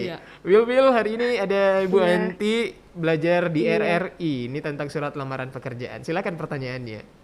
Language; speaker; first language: Indonesian; native; Indonesian